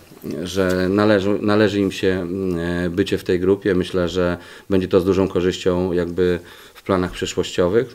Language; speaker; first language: Polish; native; Polish